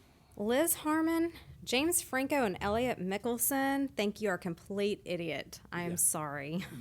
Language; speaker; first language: English; native; English